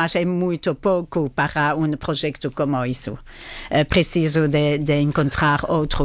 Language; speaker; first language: Portuguese; non-native, fluent; French